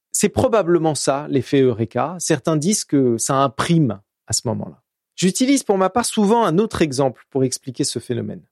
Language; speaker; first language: French; native; French